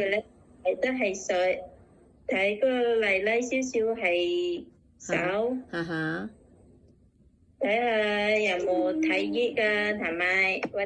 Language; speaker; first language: Cantonese; non-native, learner; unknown